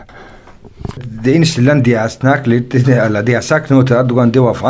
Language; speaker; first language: Danish; non-native, fluent; Kurdish